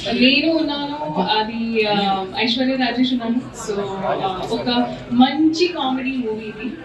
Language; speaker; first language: Telugu; non-native, learner; Hindi